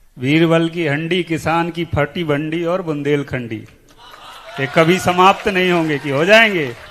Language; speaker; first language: Hindi; native; Hindi